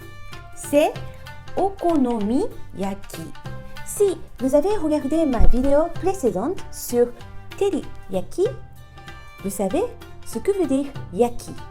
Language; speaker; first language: French; non-native, fluent; Japanese